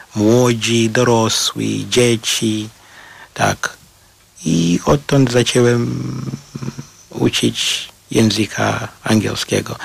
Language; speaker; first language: Polish; non-native, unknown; Shona